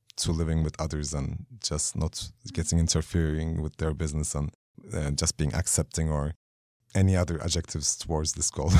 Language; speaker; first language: English; non-native, fluent; Turkish